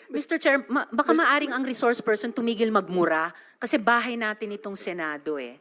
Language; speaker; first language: Filipino; native; Filipino